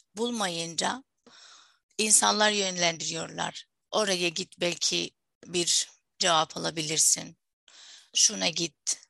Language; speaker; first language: Turkish; non-native, fluent; Arabic